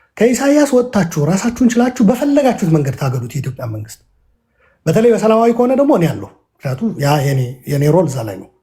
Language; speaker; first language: Amharic; non-native, local second language; Tigrinya